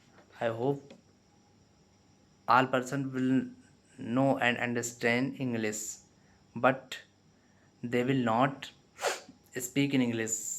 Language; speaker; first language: English; non-native, learner; Hindi